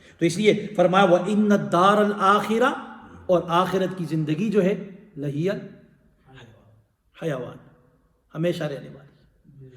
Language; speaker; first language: Urdu; non-native, local second language; Pashto